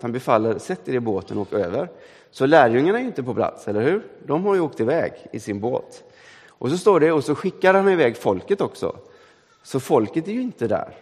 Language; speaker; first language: Swedish; native; Swedish